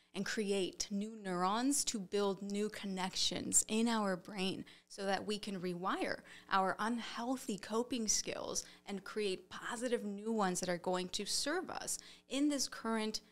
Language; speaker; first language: English; early bilingual, other home language; Spanish